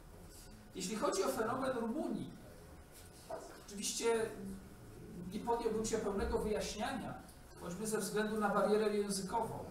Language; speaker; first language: Polish; native; Polish